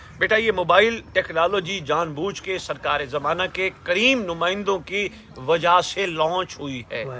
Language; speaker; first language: Urdu; non-native, local second language; Punjabi